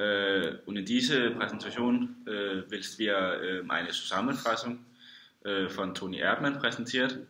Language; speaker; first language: German; non-native, learner; Danish